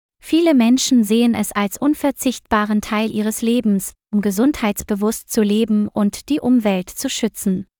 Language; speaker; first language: German; non-native, learner; Vietnamese